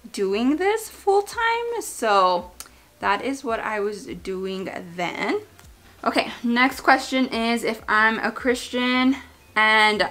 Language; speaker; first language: English; native; English